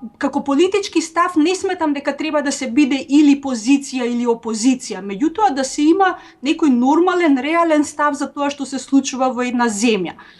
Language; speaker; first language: Macedonian; native; Macedonian